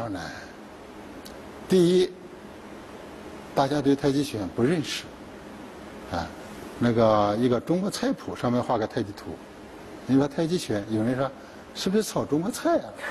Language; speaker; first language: Chinese; native; Chinese